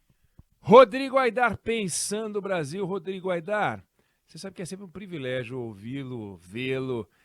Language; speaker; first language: Portuguese; native; Portuguese